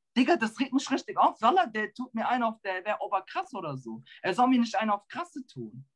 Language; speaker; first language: German; early bilingual, other home language; Turkish